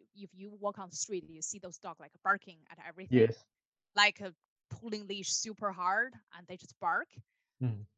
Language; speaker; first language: English; non-native, fluent; Chinese